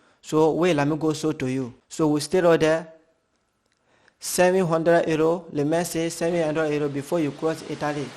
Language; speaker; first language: English; non-native, fluent; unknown